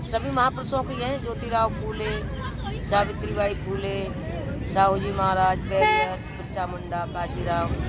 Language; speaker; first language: Hindi; native; Hindi